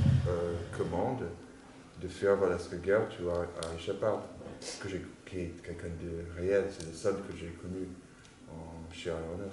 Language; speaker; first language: French; non-native, fluent; English